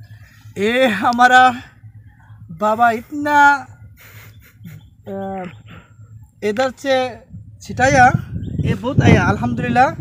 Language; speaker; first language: Hindi; non-native, learner; Bangla